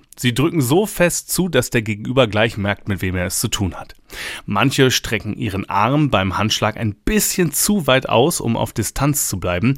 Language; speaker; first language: German; native; German